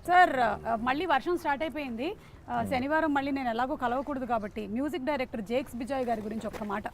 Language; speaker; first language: Telugu; native; Telugu